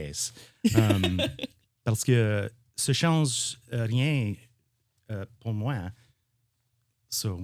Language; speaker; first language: French; non-native, learner; English